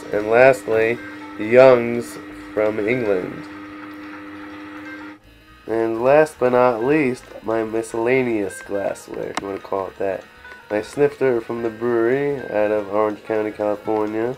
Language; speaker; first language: English; native; English